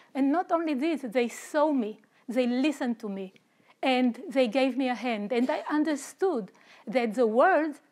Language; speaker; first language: English; non-native, fluent; Romanian